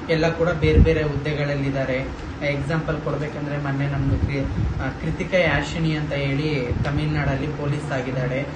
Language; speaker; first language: Kannada; native; Kannada